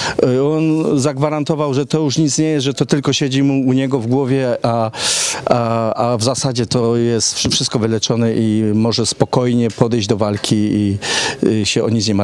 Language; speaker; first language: Polish; early bilingual, heritage; Polish